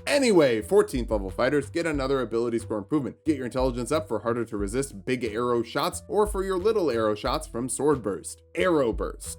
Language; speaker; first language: English; native; English